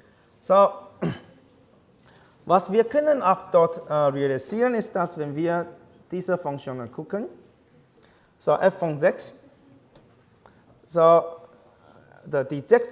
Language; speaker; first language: German; non-native, fluent; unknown